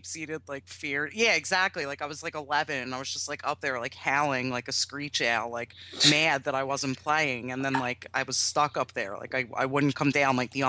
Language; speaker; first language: English; native; English